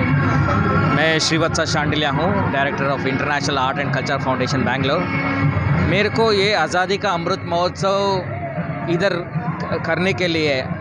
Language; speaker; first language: Hindi; non-native, local second language; Kannada